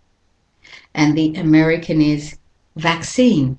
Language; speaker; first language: English; native; English